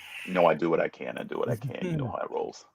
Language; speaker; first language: English; native; English